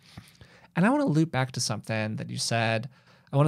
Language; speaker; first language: English; native; English